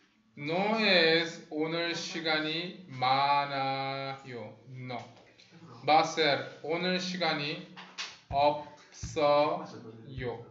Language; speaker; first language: Korean; non-native, fluent; Spanish